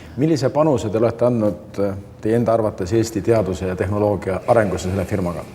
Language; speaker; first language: Estonian; native; Estonian